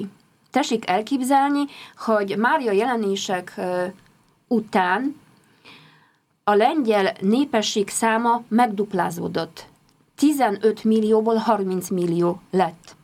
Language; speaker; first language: Hungarian; non-native, fluent; Polish